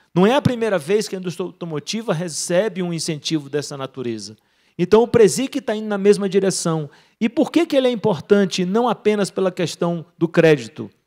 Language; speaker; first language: Portuguese; native; Portuguese